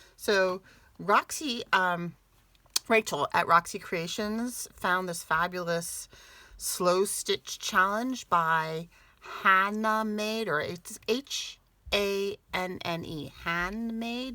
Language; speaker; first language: English; native; English